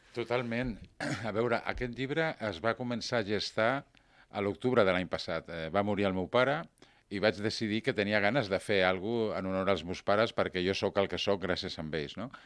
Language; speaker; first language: Catalan; non-native, local second language; Spanish